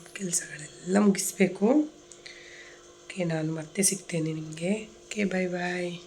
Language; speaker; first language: Kannada; non-native, local second language; Tulu